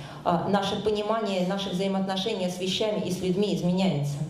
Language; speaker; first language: Russian; native; Russian